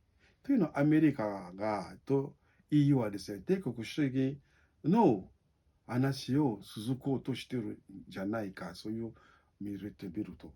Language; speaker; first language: Japanese; non-native, learner; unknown